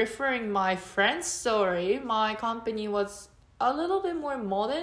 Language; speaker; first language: English; non-native, fluent; Japanese